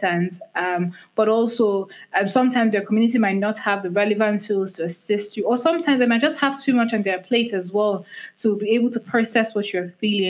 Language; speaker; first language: English; non-native, local second language; Igbo